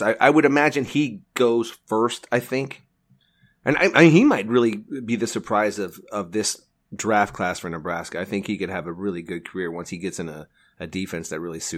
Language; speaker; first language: English; native; English